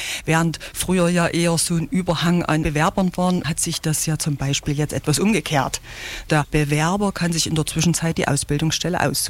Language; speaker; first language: German; native; German